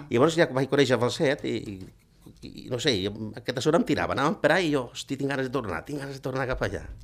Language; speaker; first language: Catalan; early bilingual, other home language; Galician